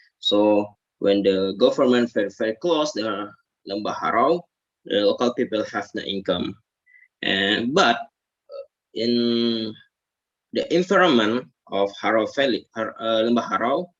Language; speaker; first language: English; non-native, learner; Indonesian